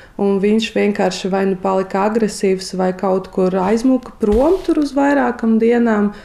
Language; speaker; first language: Latvian; non-native, local second language; Russian